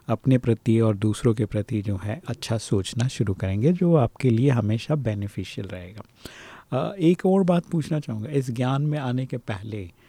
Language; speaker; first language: Hindi; native; Hindi